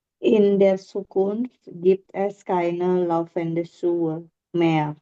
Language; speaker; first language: German; non-native, learner; Indonesian